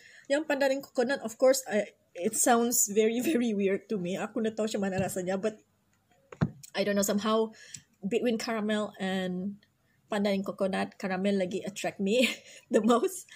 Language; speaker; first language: English; non-native, local second language; Malay